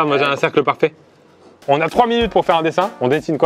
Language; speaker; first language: French; native; French